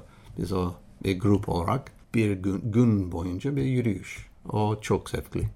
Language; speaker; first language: Turkish; non-native, learner; English